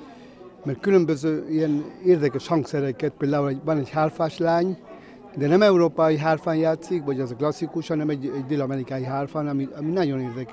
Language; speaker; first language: Hungarian; non-native, fluent; Spanish